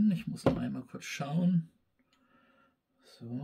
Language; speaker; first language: German; native; German